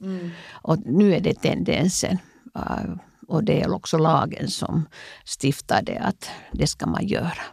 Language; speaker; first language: Swedish; non-native, local second language; Finnish